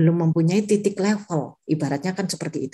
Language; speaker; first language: Indonesian; native; Indonesian